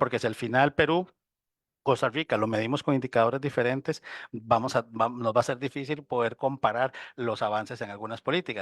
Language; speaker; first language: Spanish; native; Spanish